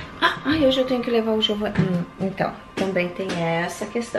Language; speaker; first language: Portuguese; native; Portuguese